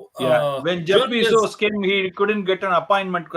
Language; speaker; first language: English; non-native, local second language; Hindi